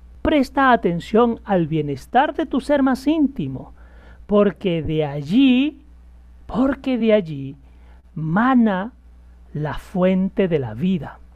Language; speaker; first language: Spanish; native; Spanish